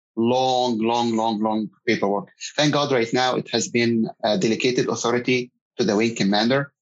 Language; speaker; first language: English; non-native, fluent; Arabic